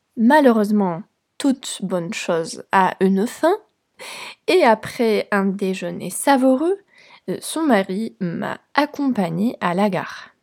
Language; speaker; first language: French; non-native, fluent; Polish